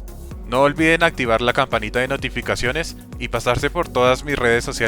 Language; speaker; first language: Spanish; native; Spanish